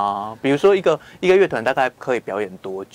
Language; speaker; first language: Chinese; native; Chinese